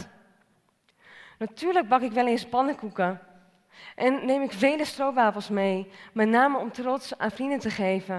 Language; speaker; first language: Dutch; native; Dutch